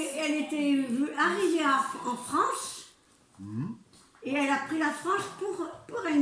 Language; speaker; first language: French; early bilingual, other home language; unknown